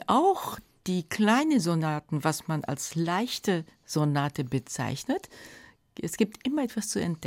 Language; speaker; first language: German; non-native, fluent; Japanese